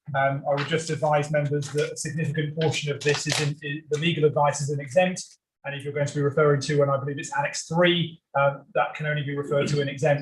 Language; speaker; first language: English; native; English